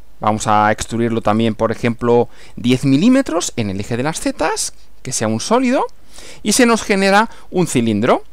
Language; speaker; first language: Spanish; native; Spanish